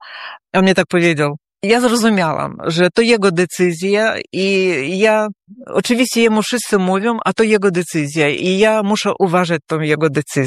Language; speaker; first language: Polish; early bilingual, heritage; Polish